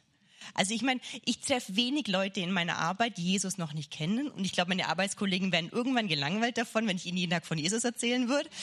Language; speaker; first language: German; native; German